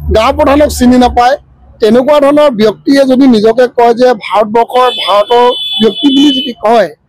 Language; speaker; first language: Assamese; native; Assamese